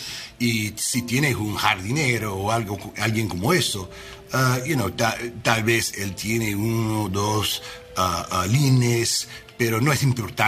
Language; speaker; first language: Spanish; non-native, learner; English